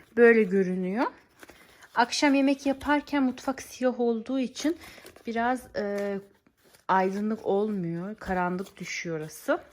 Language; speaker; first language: Turkish; early bilingual, heritage; Turkish